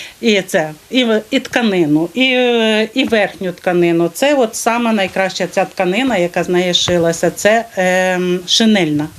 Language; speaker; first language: Ukrainian; native; Ukrainian